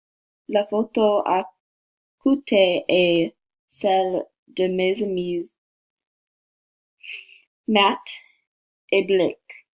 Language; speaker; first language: French; non-native, learner; English